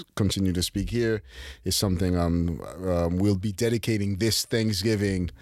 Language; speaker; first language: English; early bilingual, other home language; Haitian Creole